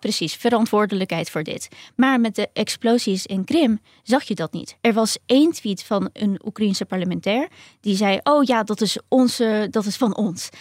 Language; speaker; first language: Dutch; early bilingual, other home language; Ukrainian